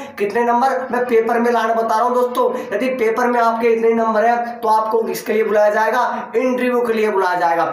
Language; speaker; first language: Hindi; native; Hindi